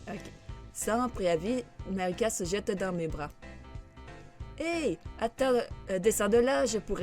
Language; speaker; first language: French; native; French